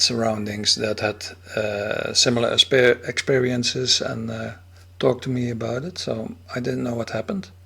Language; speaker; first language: English; non-native, fluent; Dutch